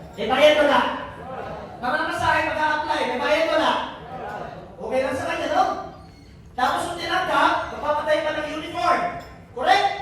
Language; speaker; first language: Filipino; non-native, local second language; Bikol